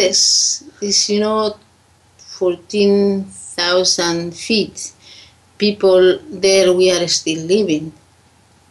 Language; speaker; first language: English; non-native, fluent; Spanish